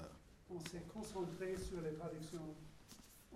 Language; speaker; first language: French; non-native, fluent; German